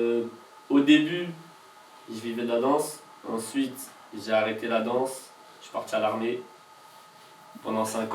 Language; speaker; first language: French; native; French